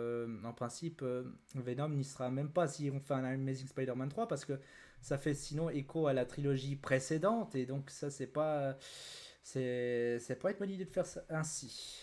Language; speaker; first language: French; native; French